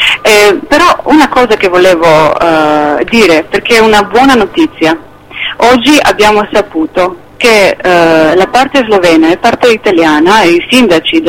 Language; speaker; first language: Italian; non-native, fluent; Slovenian